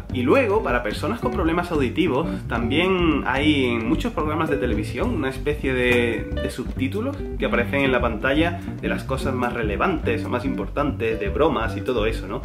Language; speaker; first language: Spanish; native; Spanish